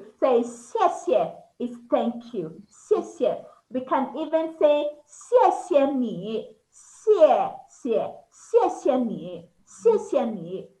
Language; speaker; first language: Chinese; non-native, fluent; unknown